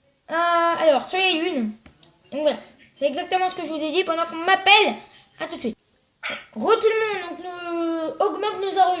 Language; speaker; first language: French; native; French